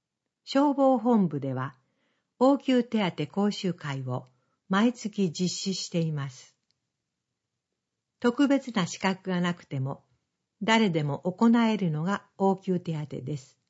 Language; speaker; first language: Japanese; native; Japanese